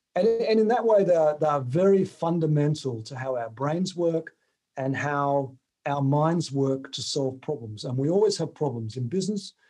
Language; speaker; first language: English; native; English